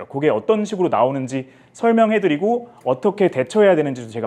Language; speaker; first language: Korean; native; Korean